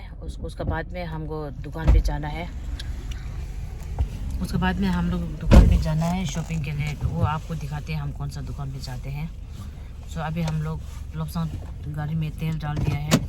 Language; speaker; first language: Hindi; non-native, local second language; Tibetan